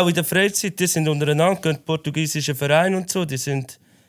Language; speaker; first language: German; native; German